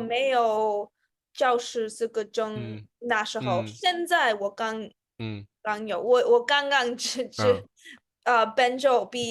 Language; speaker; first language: Chinese; non-native, fluent; Russian